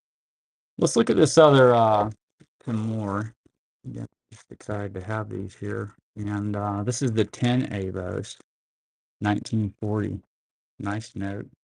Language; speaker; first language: English; native; English